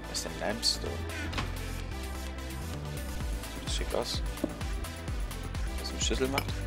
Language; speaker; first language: German; native; German